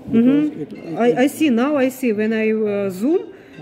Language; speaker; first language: English; non-native, learner; Russian